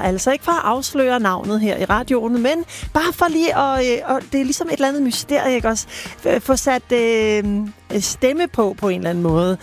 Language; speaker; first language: Danish; native; Danish